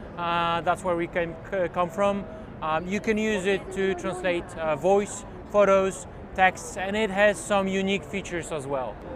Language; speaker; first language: English; non-native, fluent; Polish